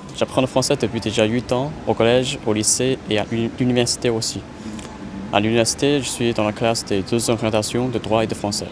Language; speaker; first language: French; non-native, fluent; Chinese